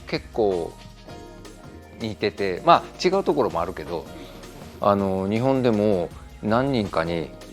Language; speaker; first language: Japanese; native; Japanese